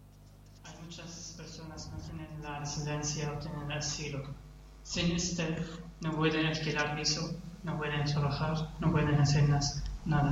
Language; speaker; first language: Spanish; non-native, learner; Arabic